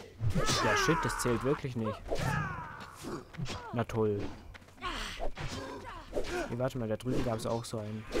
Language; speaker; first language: German; native; German